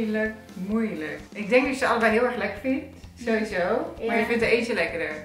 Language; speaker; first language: Dutch; native; Dutch